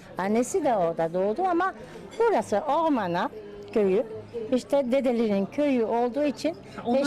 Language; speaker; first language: Turkish; non-native, fluent; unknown